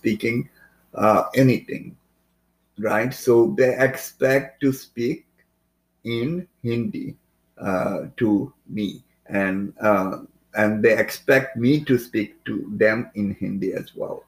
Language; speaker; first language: English; non-native, local second language; Bangla